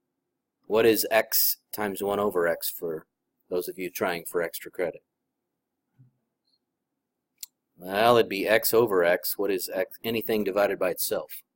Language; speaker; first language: English; native; English